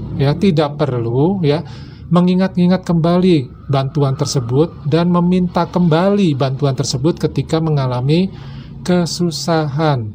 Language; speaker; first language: Indonesian; native; Indonesian